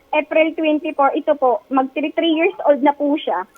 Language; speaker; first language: Filipino; non-native, local second language; Waray